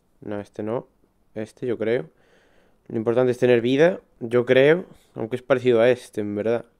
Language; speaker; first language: Spanish; native; Spanish